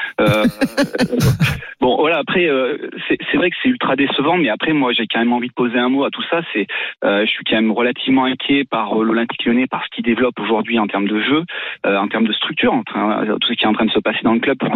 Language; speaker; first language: French; native; French